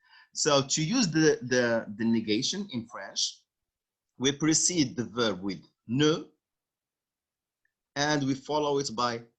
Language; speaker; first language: English; non-native, fluent; Arabic